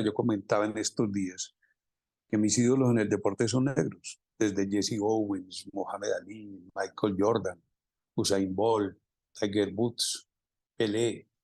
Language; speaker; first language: Spanish; native; Spanish